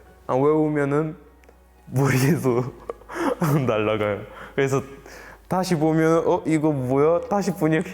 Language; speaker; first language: Korean; early bilingual, other home language; English